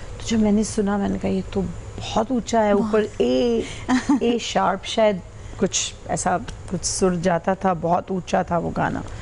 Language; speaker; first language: Hindi; non-native, local second language; Punjabi